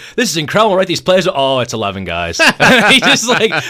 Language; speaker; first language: English; native; English